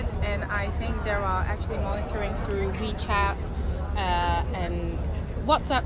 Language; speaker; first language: English; non-native, local second language; Cantonese